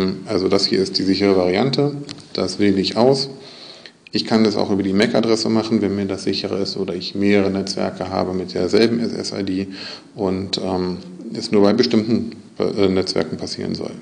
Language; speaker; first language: German; native; German